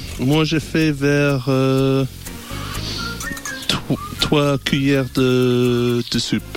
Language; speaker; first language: French; non-native, learner; English